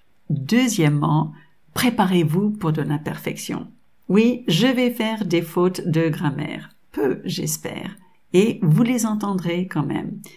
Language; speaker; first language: French; non-native, fluent; English